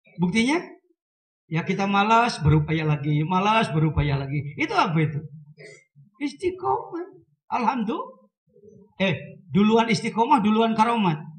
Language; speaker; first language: Indonesian; non-native, local second language; Sundanese